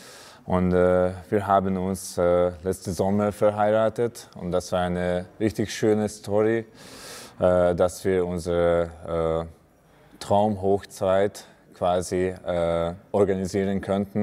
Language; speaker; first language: German; non-native, fluent; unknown